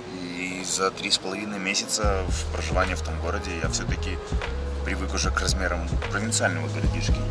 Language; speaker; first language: Russian; native; Russian